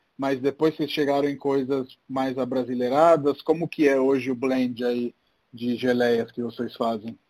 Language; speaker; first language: Portuguese; non-native, fluent; Italian